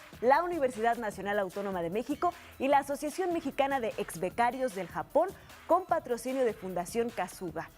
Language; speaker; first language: Spanish; native; Spanish